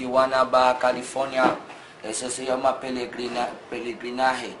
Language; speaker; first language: Spanish; non-native, fluent; Haitian Creole